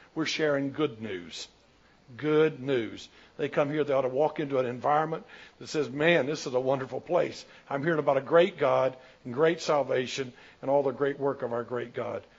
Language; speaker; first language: English; native; English